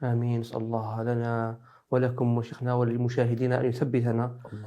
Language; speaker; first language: Arabic; native; Arabic